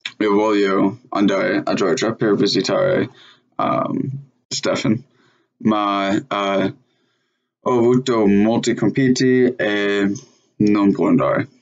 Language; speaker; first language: Italian; non-native, learner; English